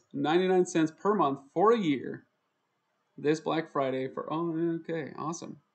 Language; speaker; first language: English; native; English